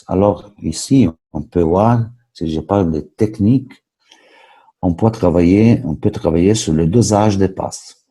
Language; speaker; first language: French; non-native, fluent; Italian